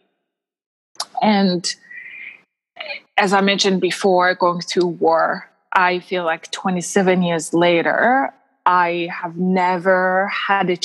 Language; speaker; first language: English; non-native, local second language; Kinyarwanda